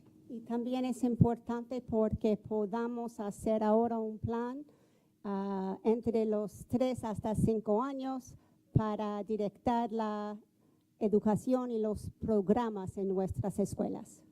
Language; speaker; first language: Spanish; non-native, fluent; English